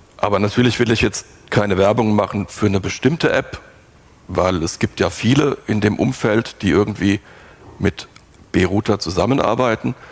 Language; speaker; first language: German; native; German